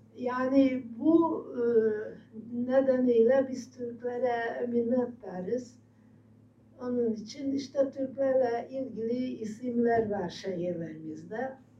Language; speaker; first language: Turkish; non-native, fluent; Hungarian